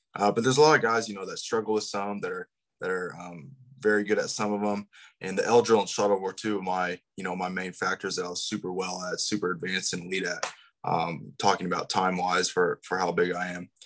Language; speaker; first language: English; native; English